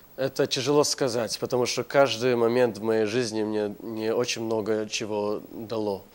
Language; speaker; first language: Russian; non-native, fluent; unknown